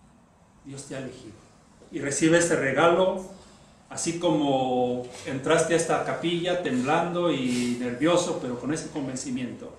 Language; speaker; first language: Spanish; native; Spanish